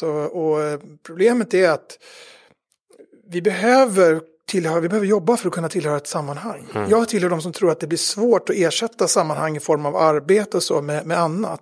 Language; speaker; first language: Swedish; native; Swedish